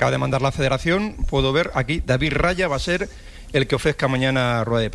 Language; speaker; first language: Spanish; native; Spanish